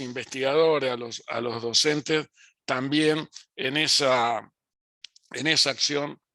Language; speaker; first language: Spanish; native; Spanish